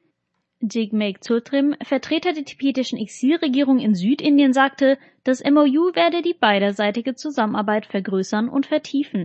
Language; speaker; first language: German; native; German